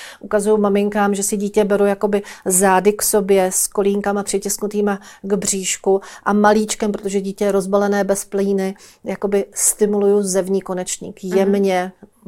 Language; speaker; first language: Czech; native; Czech